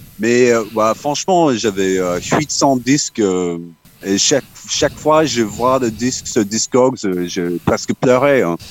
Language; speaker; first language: French; non-native, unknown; English